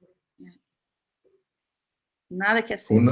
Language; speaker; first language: Spanish; non-native, fluent; Portuguese